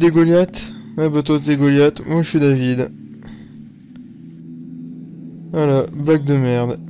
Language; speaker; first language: French; native; French